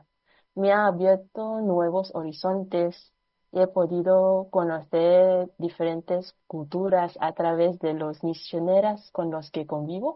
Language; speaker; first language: Spanish; non-native, fluent; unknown